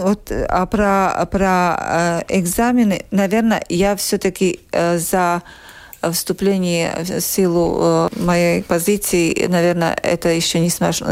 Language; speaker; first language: Russian; non-native, local second language; Latvian